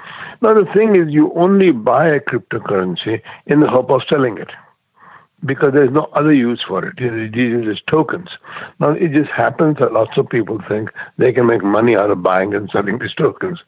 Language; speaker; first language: English; non-native, local second language; Gujarati